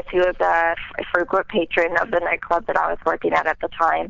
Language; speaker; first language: English; native; English